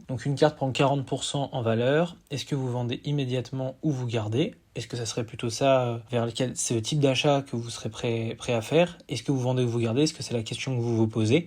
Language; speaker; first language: French; native; French